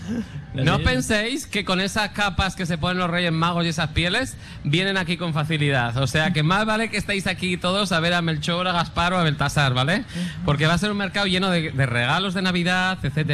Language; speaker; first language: Spanish; native; Spanish